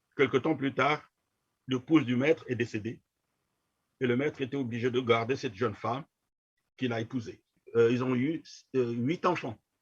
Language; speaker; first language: French; non-native, local second language; Kongo